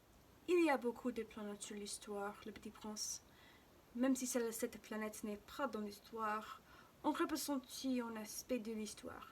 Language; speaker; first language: French; non-native, learner; English